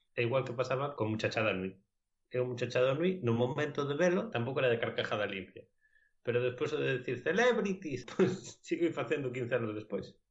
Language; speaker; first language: Galician; non-native, local second language; Spanish